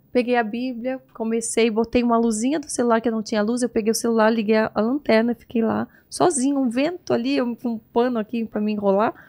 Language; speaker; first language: Portuguese; native; Portuguese